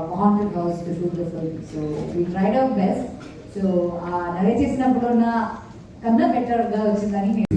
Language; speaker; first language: Telugu; non-native, fluent; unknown